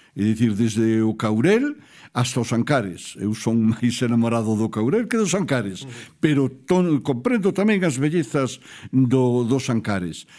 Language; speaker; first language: Galician; native; Galician